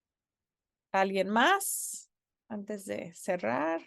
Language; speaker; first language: Spanish; non-native, fluent; English